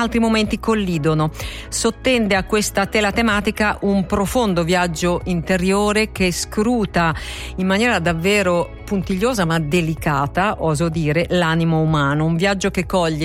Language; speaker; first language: Italian; native; Italian